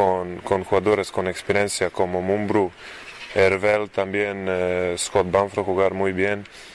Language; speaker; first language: Spanish; non-native, learner; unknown